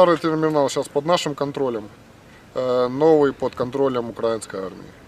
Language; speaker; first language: Russian; native; Russian